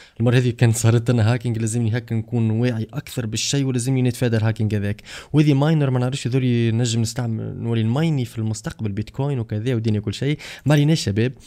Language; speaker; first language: Arabic; native; Arabic